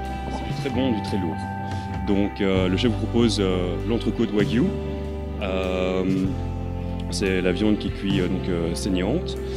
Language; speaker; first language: French; native; French